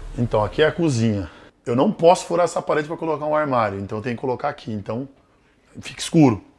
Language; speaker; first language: Portuguese; native; Portuguese